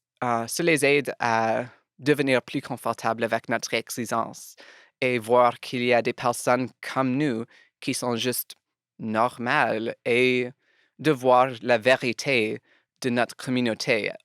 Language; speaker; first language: French; non-native, local second language; English